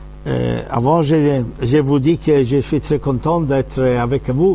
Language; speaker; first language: French; non-native, fluent; Italian